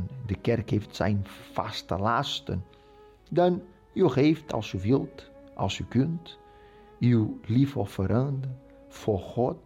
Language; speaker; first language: Dutch; non-native, local second language; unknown